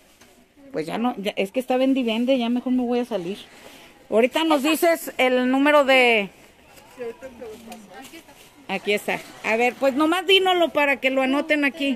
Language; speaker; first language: Spanish; native; Spanish